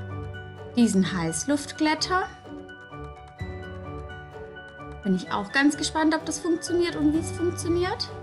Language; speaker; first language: German; native; German